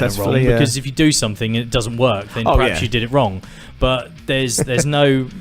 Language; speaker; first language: English; native; English